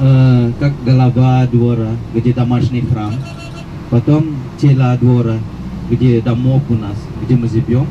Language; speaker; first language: Russian; non-native, fluent; Balinese